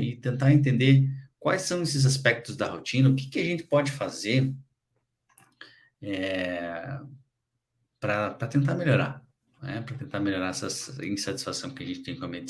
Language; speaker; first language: Portuguese; native; Portuguese